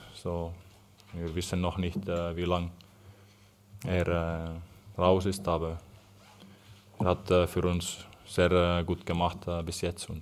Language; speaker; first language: German; non-native, fluent; Finnish